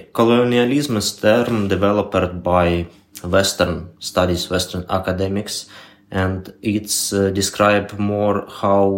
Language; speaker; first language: English; non-native, learner; Ukrainian